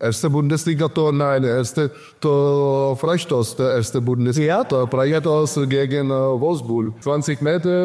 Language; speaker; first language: German; non-native, learner; Czech